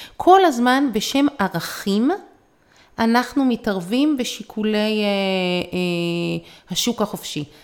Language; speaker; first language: Hebrew; native; Hebrew